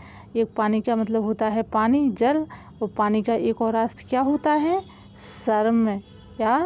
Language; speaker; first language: Hindi; native; Hindi